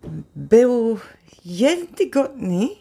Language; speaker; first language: Polish; non-native, learner; Dutch